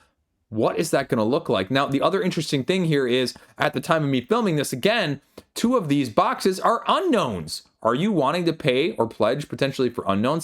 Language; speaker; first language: English; native; English